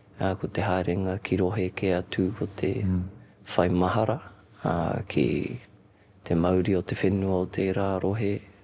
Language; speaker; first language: Māori; non-native, local second language; English